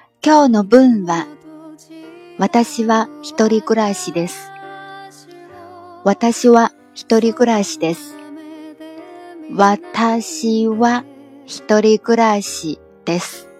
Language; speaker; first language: Japanese; non-native, fluent; Chinese